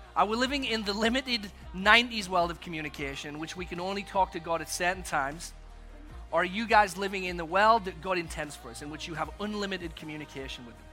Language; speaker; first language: English; native; English